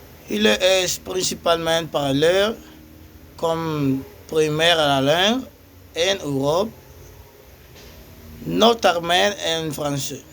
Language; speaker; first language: French; non-native, learner; Spanish